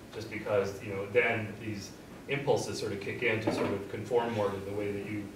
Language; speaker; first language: English; native; English